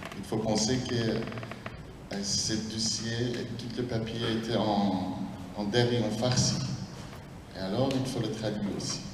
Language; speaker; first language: French; non-native, fluent; Persian